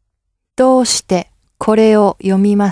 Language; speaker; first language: Japanese; non-native, learner; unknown